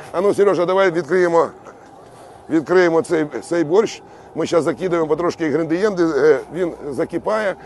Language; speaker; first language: Ukrainian; native; Ukrainian